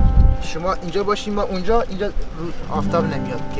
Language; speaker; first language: Persian; non-native, local second language; Baluchi